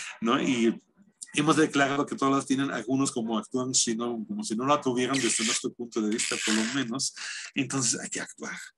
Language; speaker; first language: Spanish; non-native, fluent; German